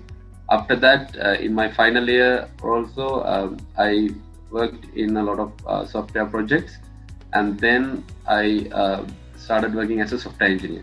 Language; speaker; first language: English; non-native, local second language; Sinhala